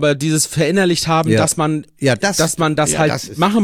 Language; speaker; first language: German; native; German